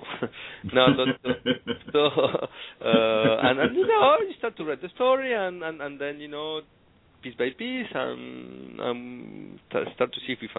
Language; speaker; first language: English; non-native, fluent; Spanish